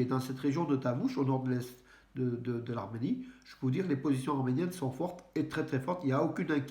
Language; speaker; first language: French; native; French